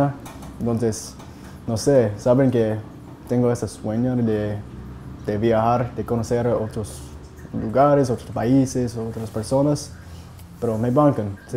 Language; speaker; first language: Spanish; non-native, fluent; English